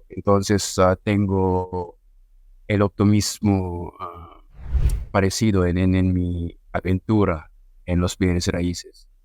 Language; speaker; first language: Spanish; non-native, fluent; Filipino